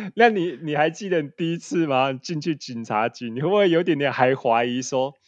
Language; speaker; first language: Chinese; native; Chinese